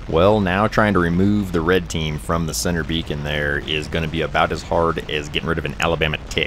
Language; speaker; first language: English; native; English